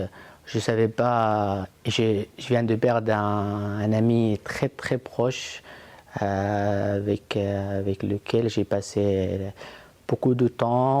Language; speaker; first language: French; non-native, fluent; Arabic